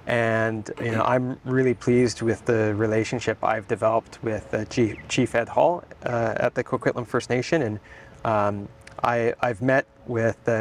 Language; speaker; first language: English; native; English